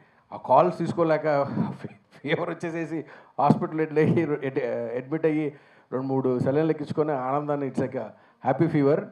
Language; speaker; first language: Telugu; native; Telugu